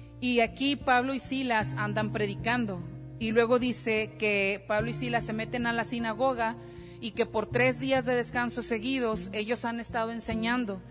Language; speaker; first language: Spanish; native; Spanish